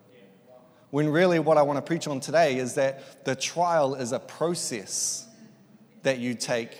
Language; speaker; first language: English; native; English